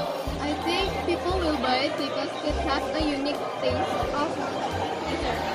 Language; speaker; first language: English; non-native, learner; Indonesian